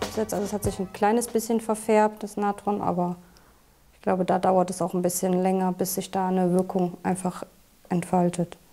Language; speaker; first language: German; native; German